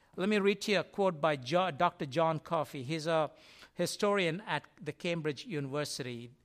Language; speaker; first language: English; non-native, local second language; Tamil